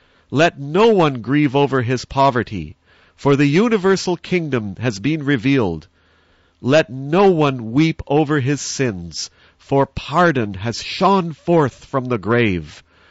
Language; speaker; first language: English; native; English